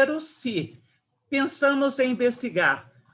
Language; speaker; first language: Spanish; non-native, fluent; Portuguese